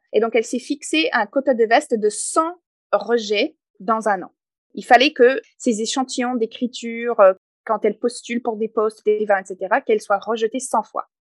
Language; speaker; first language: French; non-native, fluent; English